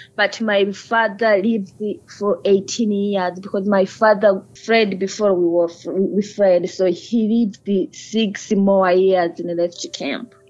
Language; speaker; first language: English; early bilingual, other home language; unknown